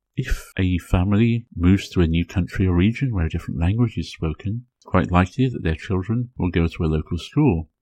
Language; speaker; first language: English; native; English